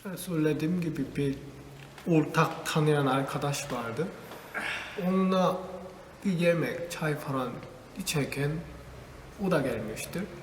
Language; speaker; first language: Turkish; non-native, learner; Korean